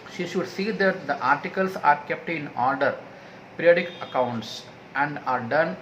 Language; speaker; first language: English; non-native, local second language; Telugu